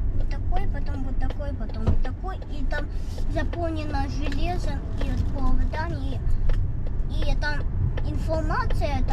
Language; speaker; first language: Russian; early bilingual, heritage; Russian